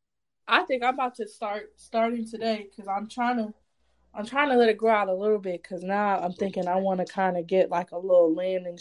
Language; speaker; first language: English; native; English